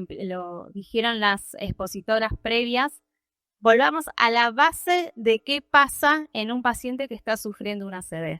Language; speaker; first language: Spanish; native; Spanish